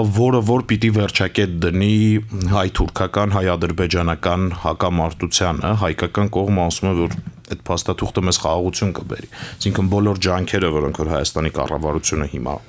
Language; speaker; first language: Armenian; native; Armenian